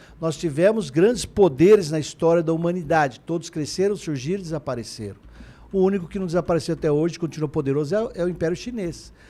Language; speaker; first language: Portuguese; native; Portuguese